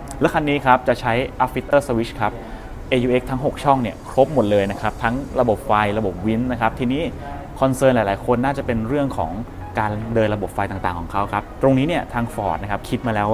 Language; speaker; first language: Thai; native; Thai